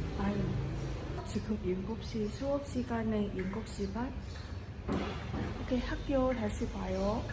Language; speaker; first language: Korean; non-native, learner; Vietnamese